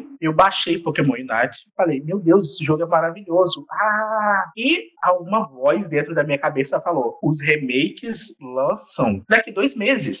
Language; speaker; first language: Portuguese; native; Portuguese